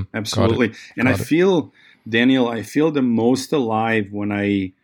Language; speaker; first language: English; non-native, fluent; Serbian